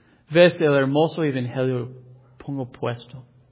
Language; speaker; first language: Spanish; non-native, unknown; English